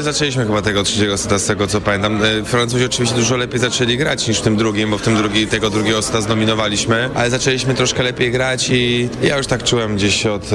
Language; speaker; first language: Polish; native; Polish